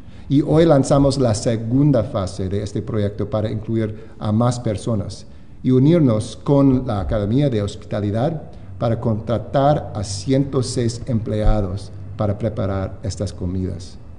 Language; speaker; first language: Spanish; non-native, fluent; English